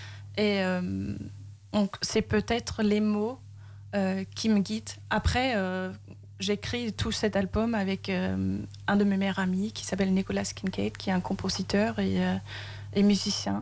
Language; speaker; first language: French; early bilingual, heritage; Danish